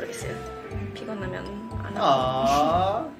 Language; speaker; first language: Korean; non-native, fluent; English